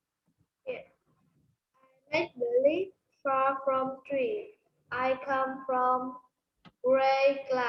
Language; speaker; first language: English; non-native, learner; Vietnamese